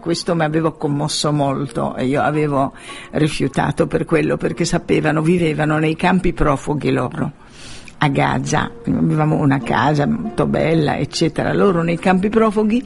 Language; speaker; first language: Italian; non-native, fluent; Arabic